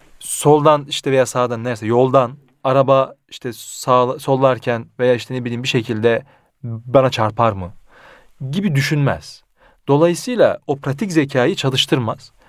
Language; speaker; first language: Turkish; early bilingual, heritage; Turkish